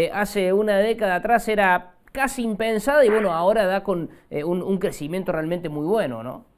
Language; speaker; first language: Spanish; native; Spanish